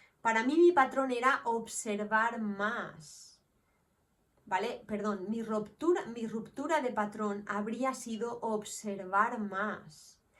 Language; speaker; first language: Spanish; native; Spanish